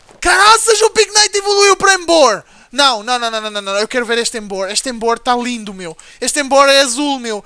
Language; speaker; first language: Portuguese; native; Portuguese